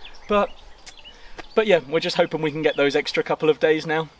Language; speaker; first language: English; native; English